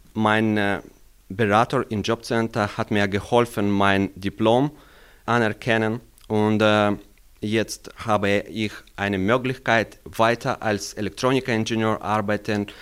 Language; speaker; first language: German; non-native, learner; Russian